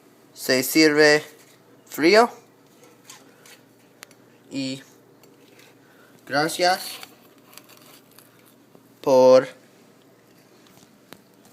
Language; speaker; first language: Spanish; non-native, learner; English